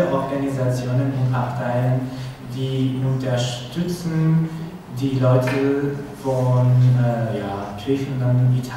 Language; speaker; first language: German; non-native, learner; Spanish